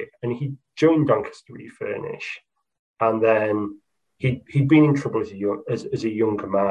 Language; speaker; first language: English; native; English